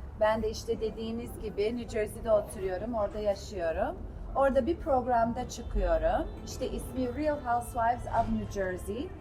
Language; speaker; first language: Turkish; early bilingual, heritage; Turkish